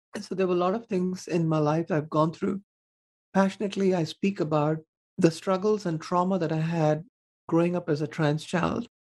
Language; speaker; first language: English; non-native, local second language; Tamil